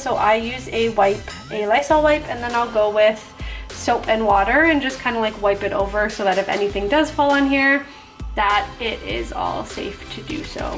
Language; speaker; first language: English; native; English